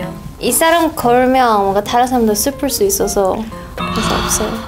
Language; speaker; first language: Korean; non-native, fluent; Japanese